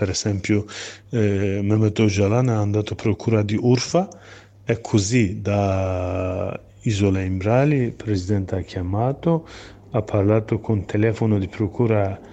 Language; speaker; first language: Italian; non-native, learner; Kurdish